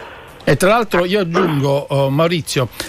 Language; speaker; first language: Italian; native; Italian